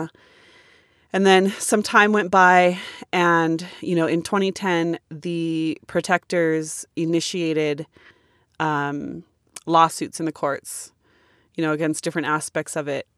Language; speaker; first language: English; native; English